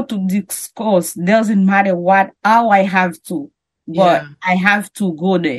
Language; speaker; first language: English; non-native, learner; French